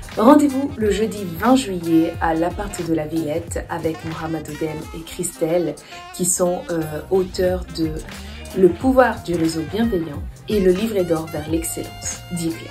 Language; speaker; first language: French; non-native, fluent; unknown